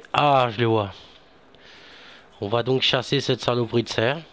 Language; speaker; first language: French; native; French